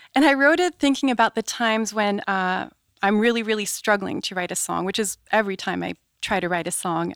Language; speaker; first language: English; non-native, fluent; French